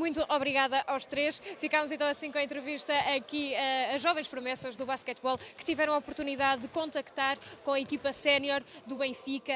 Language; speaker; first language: Portuguese; native; Portuguese